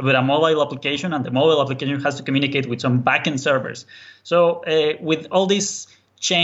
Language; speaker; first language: English; non-native, fluent; Spanish